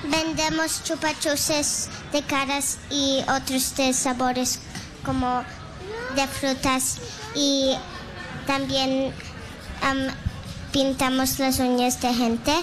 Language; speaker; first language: Spanish; early bilingual, heritage; Spanish